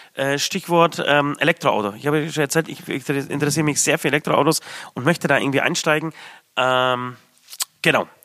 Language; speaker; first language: German; early bilingual, other home language; Polish